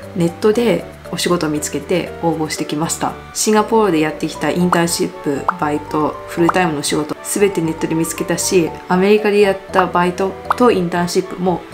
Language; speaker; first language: Japanese; native; Japanese